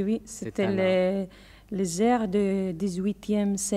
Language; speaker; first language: French; non-native, learner; Spanish